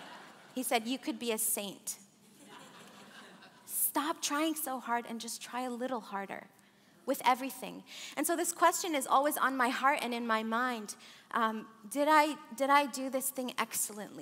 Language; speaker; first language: English; early bilingual, other home language; Arabic